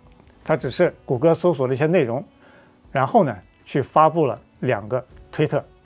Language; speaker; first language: Chinese; native; Chinese